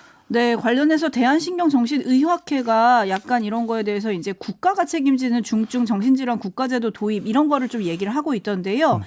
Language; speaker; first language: Korean; native; Korean